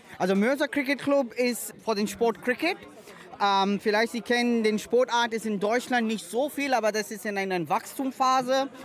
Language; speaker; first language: German; non-native, fluent; Urdu